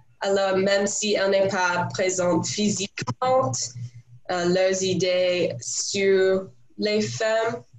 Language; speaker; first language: French; non-native, learner; English